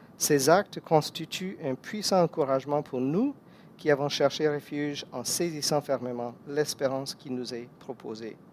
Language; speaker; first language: French; non-native, fluent; English